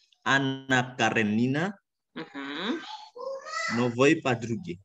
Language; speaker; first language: Russian; non-native, learner; Indonesian